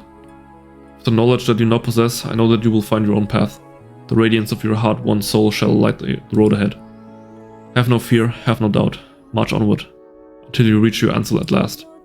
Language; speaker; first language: English; native; English